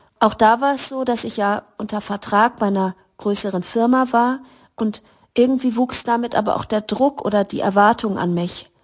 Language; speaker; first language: German; native; German